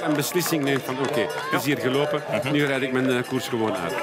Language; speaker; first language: Dutch; native; Dutch